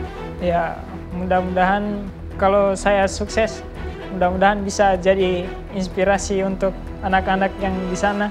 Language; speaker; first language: Indonesian; non-native, local second language; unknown